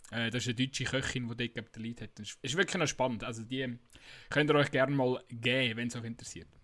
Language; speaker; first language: German; native; German